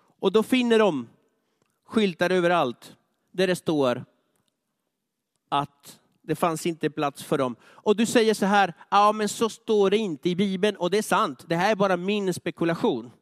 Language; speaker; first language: Swedish; non-native, fluent; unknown